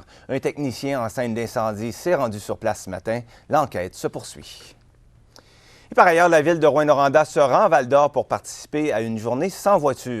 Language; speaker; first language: French; native; French